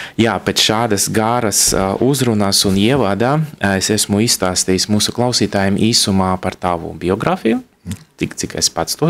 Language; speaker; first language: Latvian; non-native, local second language; Russian